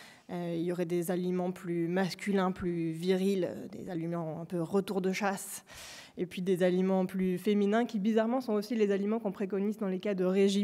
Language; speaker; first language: French; native; French